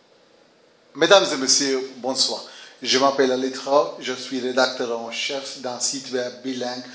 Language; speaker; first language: French; non-native, fluent; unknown